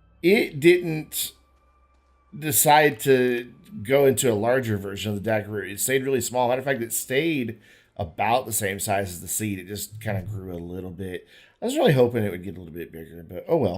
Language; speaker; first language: English; native; English